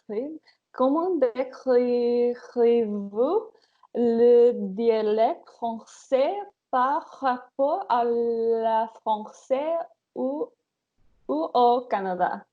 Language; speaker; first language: French; non-native, learner; English